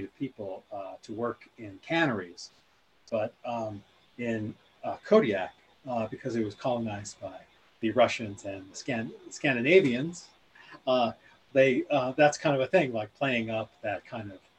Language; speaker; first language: English; native; English